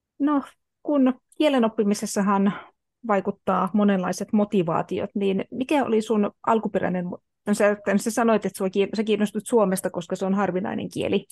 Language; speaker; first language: Finnish; native; Finnish